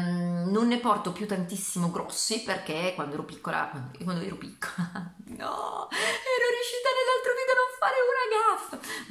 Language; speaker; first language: Italian; native; Italian